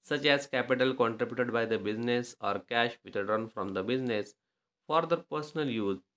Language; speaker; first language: English; non-native, local second language; Marathi